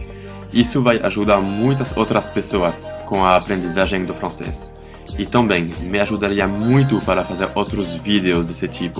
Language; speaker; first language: Portuguese; non-native, fluent; French